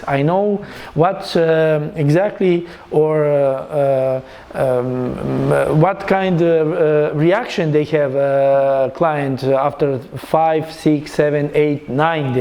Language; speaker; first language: English; non-native, learner; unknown